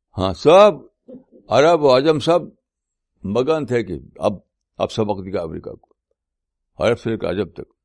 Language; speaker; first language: Urdu; native; Urdu